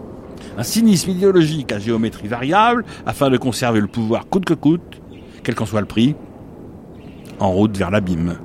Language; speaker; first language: French; native; French